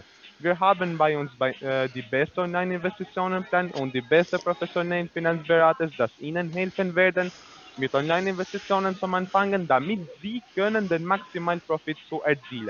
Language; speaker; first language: German; non-native, learner; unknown